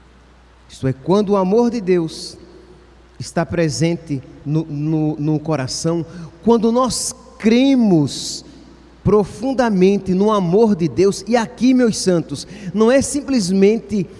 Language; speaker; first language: Portuguese; native; Portuguese